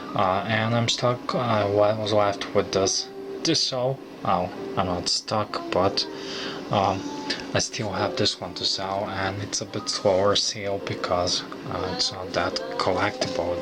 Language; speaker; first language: English; non-native, fluent; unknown